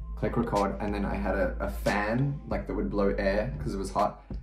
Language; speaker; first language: English; native; English